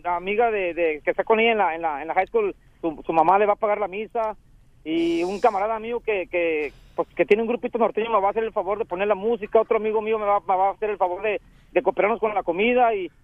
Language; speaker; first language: Spanish; native; Spanish